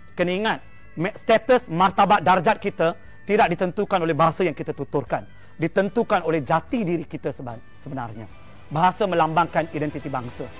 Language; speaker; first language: Malay; non-native, local second language; Tamil